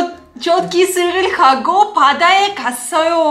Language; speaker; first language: Korean; non-native, learner; Russian